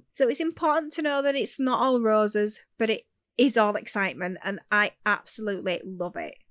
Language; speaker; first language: English; native; English